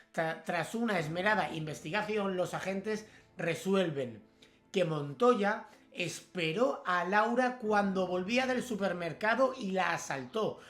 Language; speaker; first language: Spanish; native; Spanish